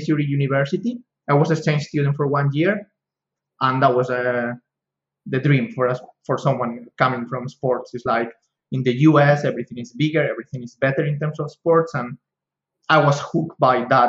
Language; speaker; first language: English; non-native, fluent; Spanish